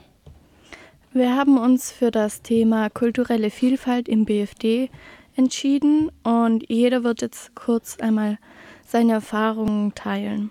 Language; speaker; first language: German; native; German